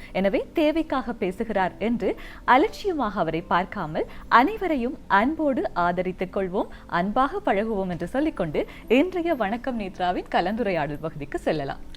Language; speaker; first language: Tamil; native; Tamil